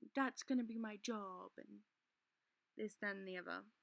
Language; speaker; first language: English; native; English